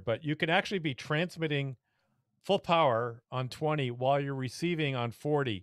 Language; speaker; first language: English; native; English